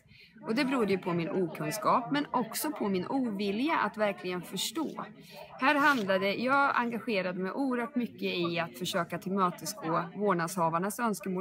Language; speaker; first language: Swedish; native; Swedish